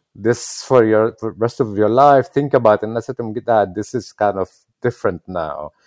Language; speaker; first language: English; non-native, fluent; Arabic